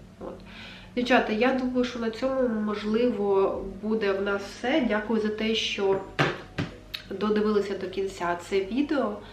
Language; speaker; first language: Ukrainian; non-native, local second language; Russian